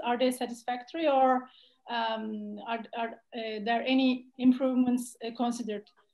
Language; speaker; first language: English; non-native, fluent; Turkish